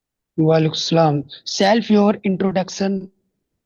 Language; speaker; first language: English; non-native, learner; Hindi